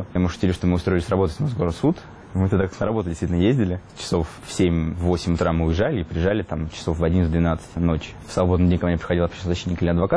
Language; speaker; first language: Russian; native; Russian